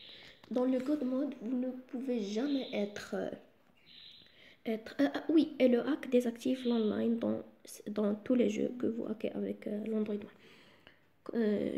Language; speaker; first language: French; non-native, local second language; Arabic